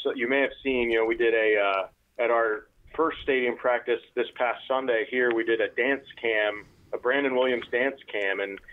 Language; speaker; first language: English; native; English